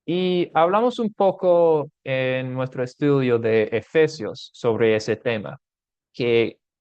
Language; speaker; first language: Spanish; non-native, fluent; English